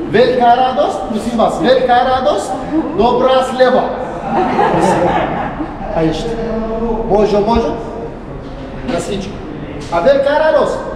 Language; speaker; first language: Czech; non-native, learner; Arabic